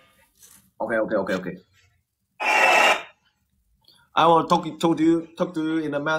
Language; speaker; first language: English; non-native, learner; Chinese